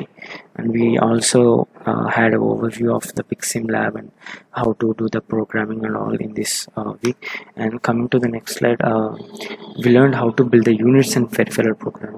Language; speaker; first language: English; non-native, local second language; Telugu